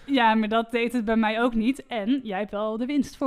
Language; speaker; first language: Dutch; native; Dutch